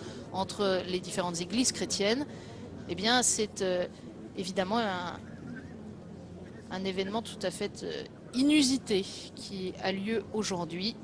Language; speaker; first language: French; native; French